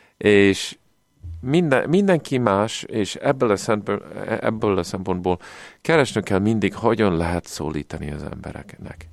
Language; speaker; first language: Hungarian; non-native, fluent; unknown